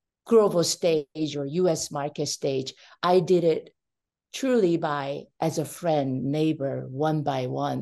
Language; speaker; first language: English; non-native, fluent; Korean